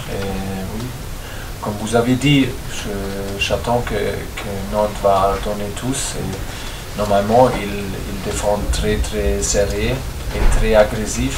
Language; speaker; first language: French; non-native, fluent; German